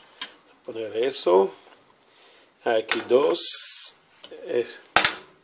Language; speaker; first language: Spanish; non-native, learner; Hebrew